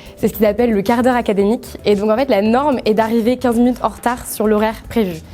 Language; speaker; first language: French; native; French